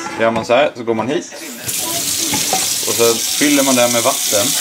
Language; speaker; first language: Swedish; native; Swedish